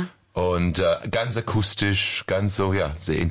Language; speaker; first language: German; non-native, fluent; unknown